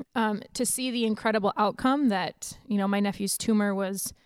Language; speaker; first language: English; native; English